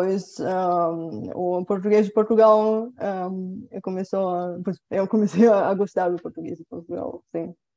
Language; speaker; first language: Portuguese; non-native, fluent; Bulgarian